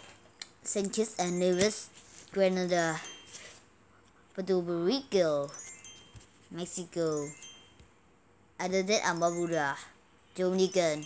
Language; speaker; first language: English; non-native, learner; Thai